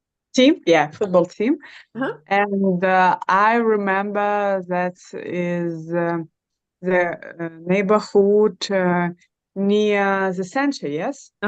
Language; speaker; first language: English; non-native, learner; Russian